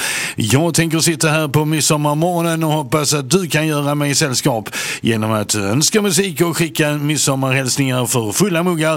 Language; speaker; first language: Swedish; native; Swedish